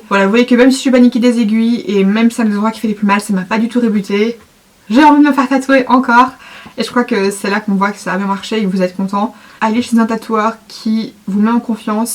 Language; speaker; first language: French; native; French